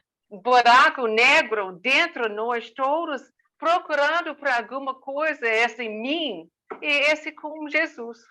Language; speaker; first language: Portuguese; non-native, learner; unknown